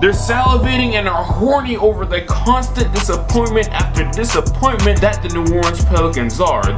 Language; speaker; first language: English; native; English